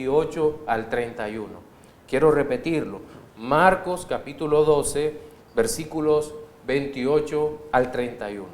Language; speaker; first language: Spanish; native; Spanish